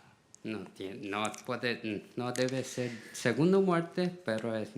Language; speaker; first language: Spanish; non-native, learner; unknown